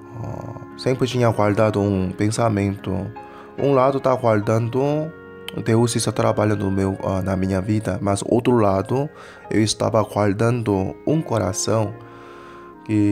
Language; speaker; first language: Portuguese; non-native, fluent; Korean